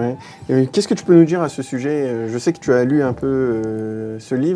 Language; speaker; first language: French; native; French